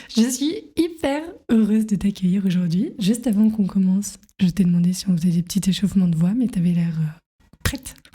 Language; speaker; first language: French; native; French